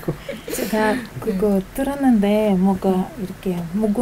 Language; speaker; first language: Korean; non-native, learner; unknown